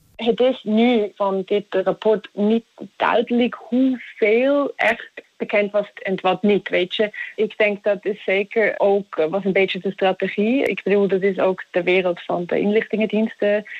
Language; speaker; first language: Dutch; non-native, fluent; Swiss German